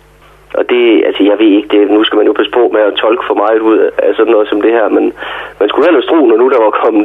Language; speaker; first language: Danish; native; Danish